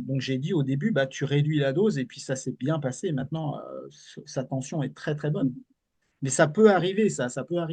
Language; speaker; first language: French; native; French